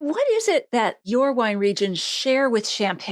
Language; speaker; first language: English; native; English